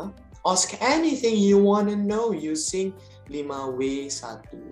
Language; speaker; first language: English; non-native, learner; Indonesian